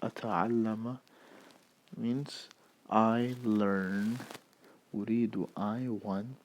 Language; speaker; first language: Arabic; non-native, fluent; English